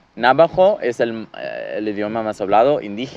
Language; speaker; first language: Spanish; non-native, fluent; English